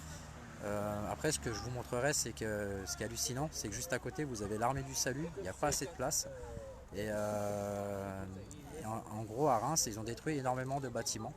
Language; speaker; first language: French; native; French